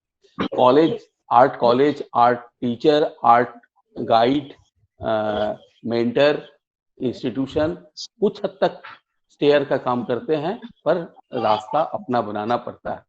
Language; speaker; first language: Hindi; native; Hindi